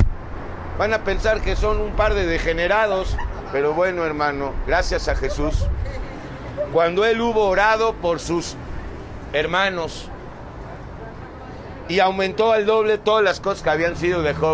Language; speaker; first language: Spanish; native; Spanish